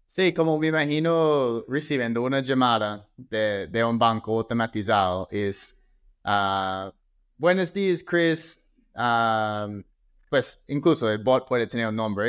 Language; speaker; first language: Spanish; non-native, fluent; English